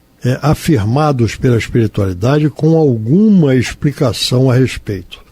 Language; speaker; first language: Portuguese; native; Portuguese